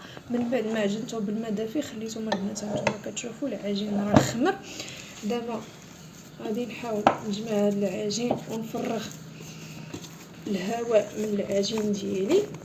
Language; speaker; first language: Arabic; native; Arabic